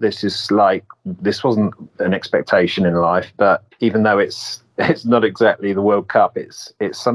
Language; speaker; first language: English; native; English